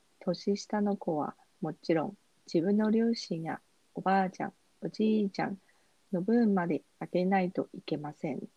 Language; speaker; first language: Japanese; non-native, fluent; Chinese